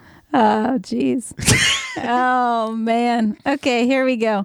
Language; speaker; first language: English; native; English